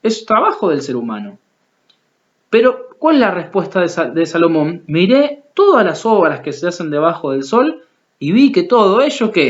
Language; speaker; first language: Spanish; native; Spanish